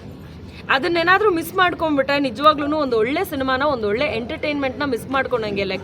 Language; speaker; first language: Kannada; native; Kannada